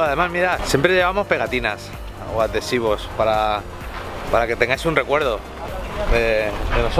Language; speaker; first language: Spanish; native; Spanish